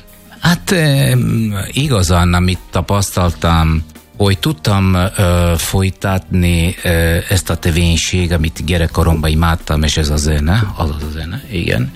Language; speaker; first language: Hungarian; non-native, fluent; Italian